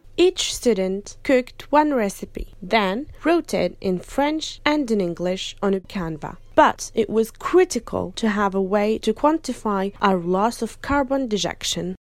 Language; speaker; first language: English; non-native, fluent; French